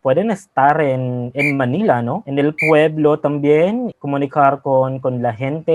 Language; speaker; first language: Spanish; non-native, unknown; Filipino